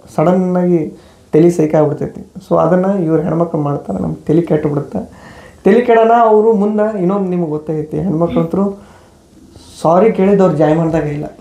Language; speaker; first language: Kannada; native; Kannada